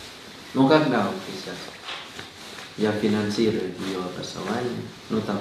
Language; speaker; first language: Russian; non-native, fluent; Thai